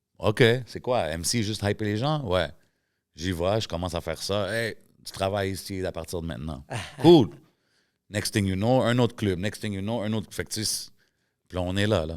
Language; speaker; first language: French; early bilingual, other home language; Arabic